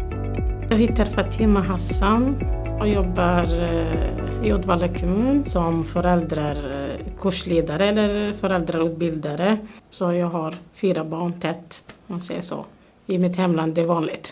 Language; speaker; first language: Swedish; non-native, fluent; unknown